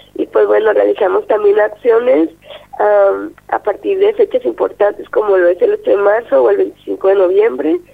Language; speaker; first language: Spanish; native; Spanish